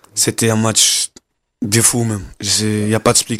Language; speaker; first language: French; non-native, learner; Kabuverdianu